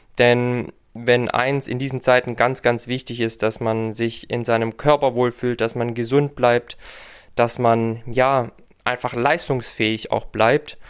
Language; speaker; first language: German; native; German